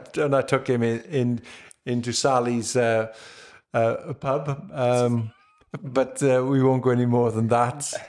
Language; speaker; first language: English; native; English